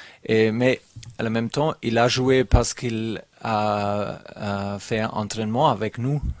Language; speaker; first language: French; non-native, learner; German